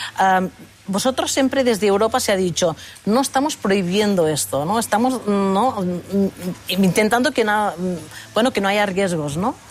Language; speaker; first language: Spanish; non-native, local second language; Catalan